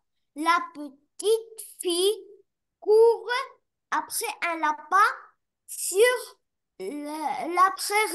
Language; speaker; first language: French; non-native, learner; Arabic